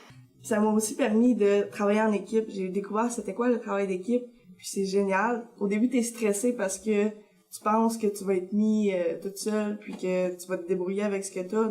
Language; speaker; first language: French; native; French